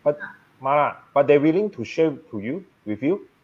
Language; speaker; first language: English; non-native, learner; Cantonese